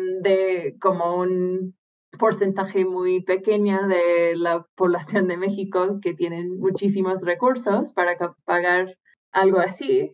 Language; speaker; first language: Spanish; non-native, fluent; English